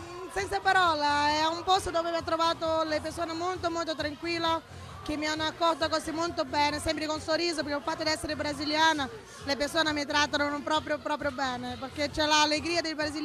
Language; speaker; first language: Italian; non-native, fluent; Portuguese